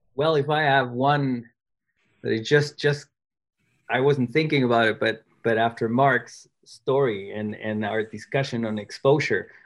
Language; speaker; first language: English; non-native, fluent; Spanish